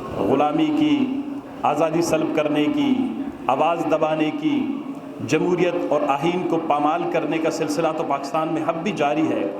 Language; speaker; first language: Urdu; non-native, local second language; Baluchi